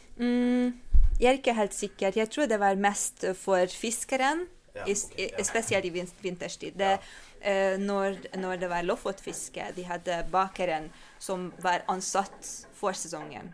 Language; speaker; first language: Norwegian; non-native, fluent; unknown